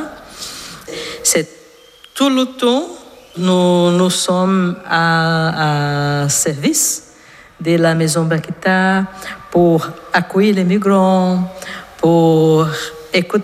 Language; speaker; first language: French; non-native, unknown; Portuguese